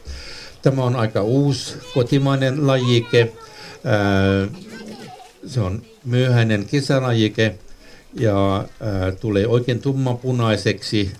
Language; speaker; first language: Finnish; non-native, local second language; Swedish